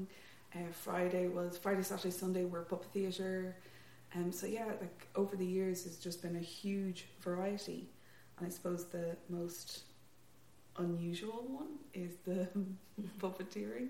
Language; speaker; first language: English; native; English